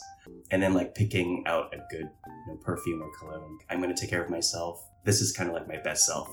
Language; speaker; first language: English; non-native, local second language; Cantonese